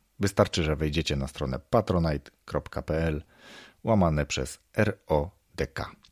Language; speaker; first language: Polish; native; Polish